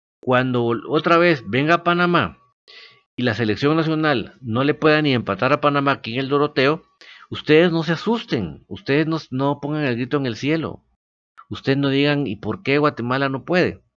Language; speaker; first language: Spanish; native; Spanish